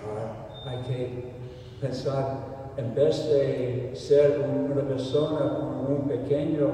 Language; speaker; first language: Spanish; non-native, fluent; English